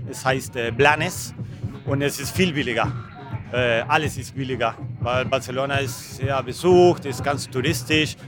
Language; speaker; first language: German; non-native, learner; Spanish